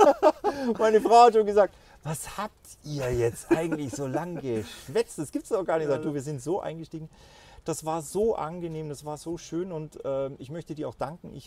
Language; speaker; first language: German; native; German